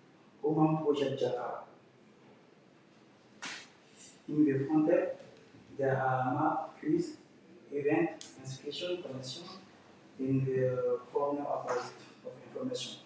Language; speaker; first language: English; non-native, learner; French